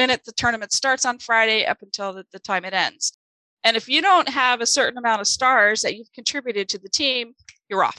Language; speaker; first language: English; non-native, fluent; German